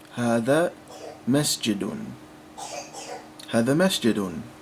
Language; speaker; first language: Arabic; non-native, fluent; English